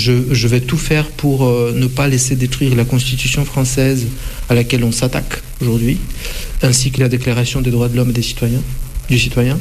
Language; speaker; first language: French; non-native, fluent; Russian